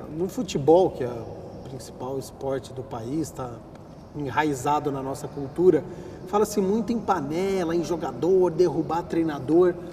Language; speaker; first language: Portuguese; native; Portuguese